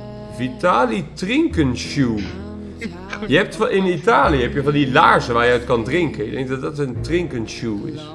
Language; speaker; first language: Dutch; native; Dutch